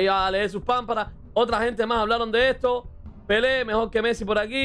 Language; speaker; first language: Spanish; native; Spanish